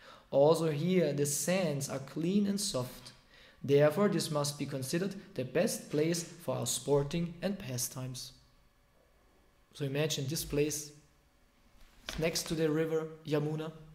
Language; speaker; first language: English; non-native, fluent; German